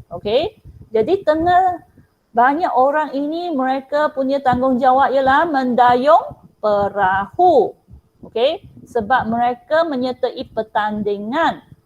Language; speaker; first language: Malay; non-native, local second language; Chinese